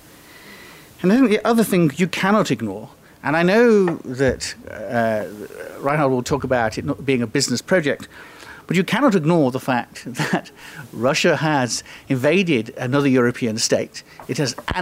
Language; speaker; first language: English; native; English